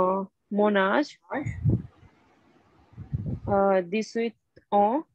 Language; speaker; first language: French; non-native, learner; Punjabi